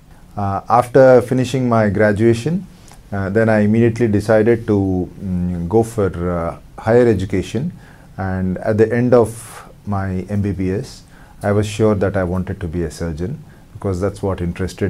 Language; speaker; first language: English; non-native, local second language; Telugu